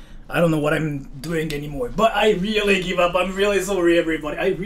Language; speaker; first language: English; early bilingual, other home language; Japanese